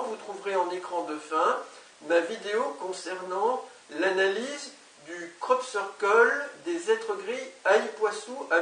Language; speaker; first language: French; native; French